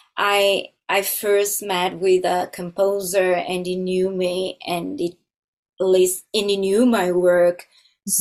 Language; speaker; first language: English; non-native, fluent; Italian